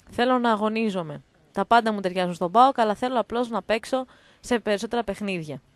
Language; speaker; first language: Greek; native; Greek